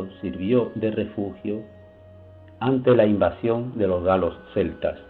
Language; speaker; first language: Spanish; native; Spanish